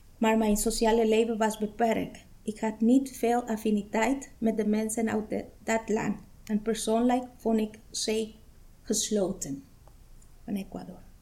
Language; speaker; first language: Dutch; non-native, fluent; Spanish